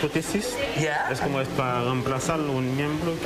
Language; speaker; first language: Spanish; non-native, learner; Haitian Creole